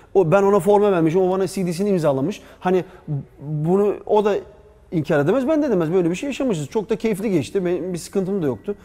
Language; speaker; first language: Turkish; early bilingual, heritage; Turkish